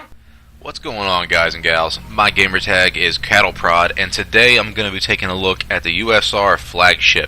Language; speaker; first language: English; native; English